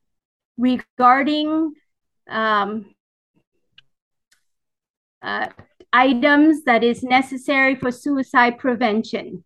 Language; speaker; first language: English; early bilingual, other home language; Vietnamese